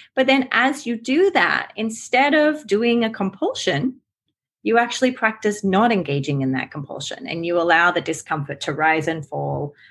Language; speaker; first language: English; native; English